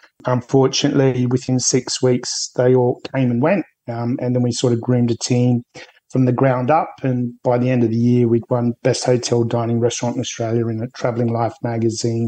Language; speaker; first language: English; native; English